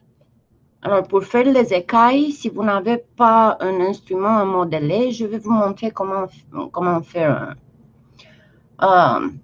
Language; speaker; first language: French; non-native, fluent; Romanian